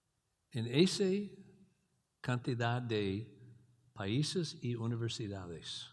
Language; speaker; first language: Spanish; non-native, learner; English